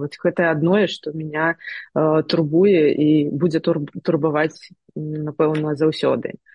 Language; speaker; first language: Belarusian; non-native, local second language; Russian